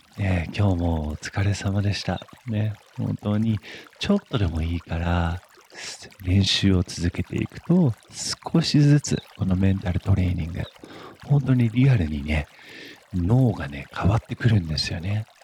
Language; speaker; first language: Japanese; native; Japanese